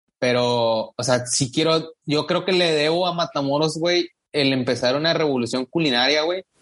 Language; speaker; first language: Spanish; native; Spanish